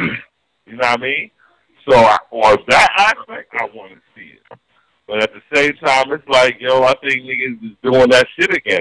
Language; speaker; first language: English; native; English